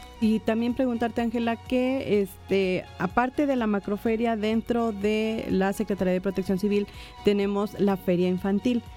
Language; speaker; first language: Spanish; native; Spanish